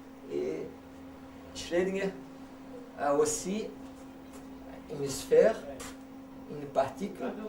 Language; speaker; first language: French; non-native, learner; Portuguese